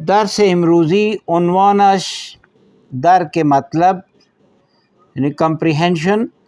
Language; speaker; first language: Persian; non-native, fluent; Urdu